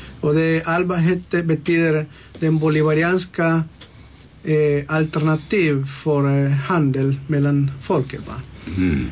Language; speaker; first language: Swedish; non-native, local second language; Spanish